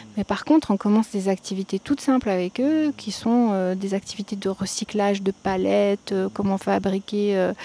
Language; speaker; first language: French; non-native, local second language; Arabic